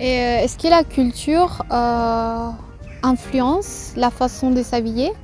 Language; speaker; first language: French; non-native, fluent; Spanish